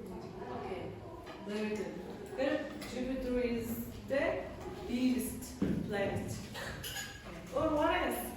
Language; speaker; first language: English; non-native, fluent; Mongolian